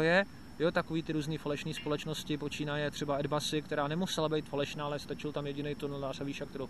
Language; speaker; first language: Czech; native; Czech